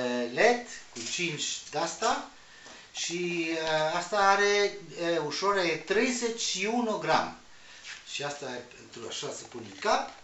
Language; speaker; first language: Romanian; non-native, learner; Spanish